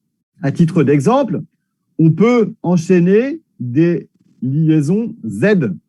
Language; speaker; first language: French; native; French